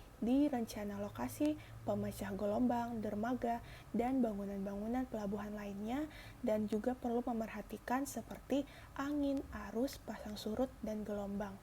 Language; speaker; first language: Indonesian; native; Indonesian